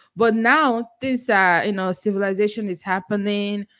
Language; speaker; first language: English; non-native, local second language; Igbo